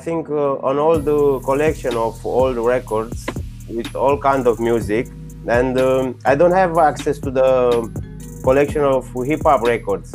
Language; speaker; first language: English; non-native, learner; Romanian